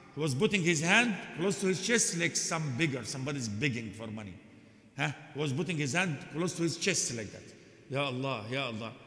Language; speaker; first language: English; non-native, fluent; Arabic